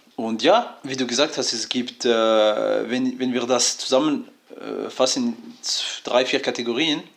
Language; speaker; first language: German; non-native, fluent; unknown